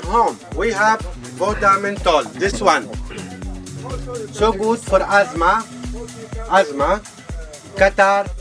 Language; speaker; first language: English; non-native, learner; Arabic